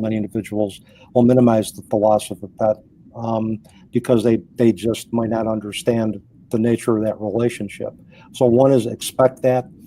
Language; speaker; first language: English; native; English